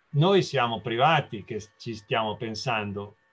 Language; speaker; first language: Italian; native; Italian